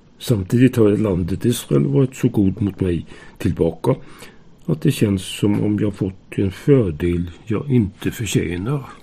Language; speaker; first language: Swedish; native; Swedish